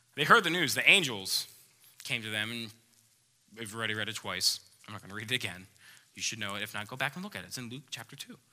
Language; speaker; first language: English; native; English